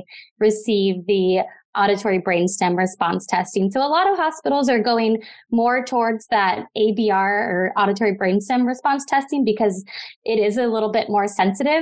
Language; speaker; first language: English; native; English